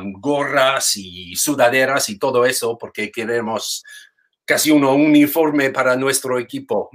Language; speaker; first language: Spanish; non-native, fluent; English